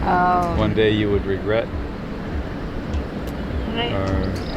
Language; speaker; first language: English; native; English